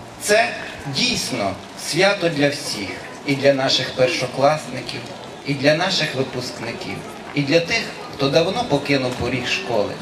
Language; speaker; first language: Ukrainian; native; Ukrainian